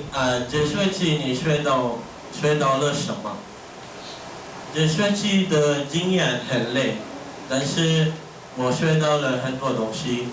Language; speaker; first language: Chinese; non-native, learner; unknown